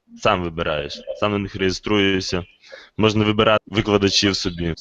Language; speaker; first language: Ukrainian; native; Ukrainian